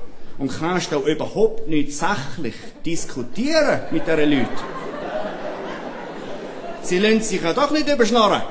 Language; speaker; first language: German; native; German